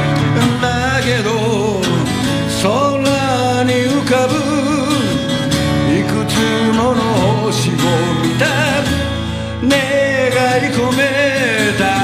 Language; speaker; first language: Japanese; native; Japanese